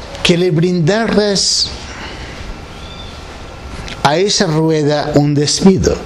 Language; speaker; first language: Spanish; native; Spanish